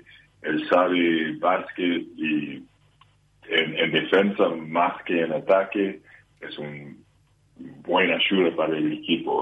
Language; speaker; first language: Spanish; non-native, learner; English